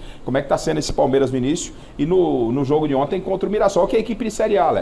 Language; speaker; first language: Portuguese; native; Portuguese